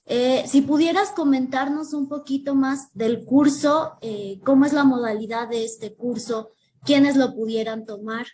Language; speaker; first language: Spanish; native; Spanish